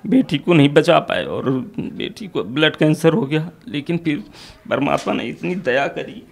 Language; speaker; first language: Hindi; native; Hindi